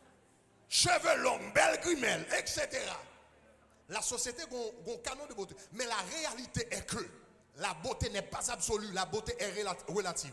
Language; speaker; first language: French; non-native, local second language; Haitian Creole